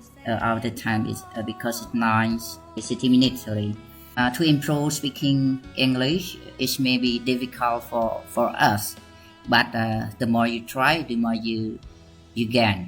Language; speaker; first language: English; non-native, learner; Khmer